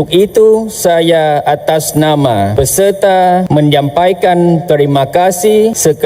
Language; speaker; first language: Indonesian; non-native, fluent; Lao